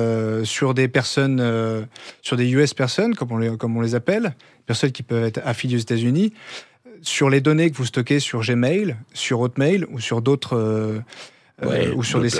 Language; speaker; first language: French; native; French